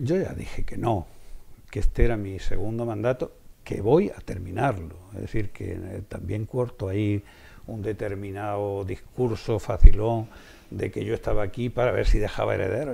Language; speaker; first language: Spanish; native; Spanish